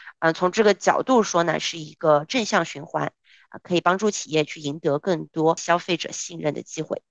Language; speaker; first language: Chinese; native; Chinese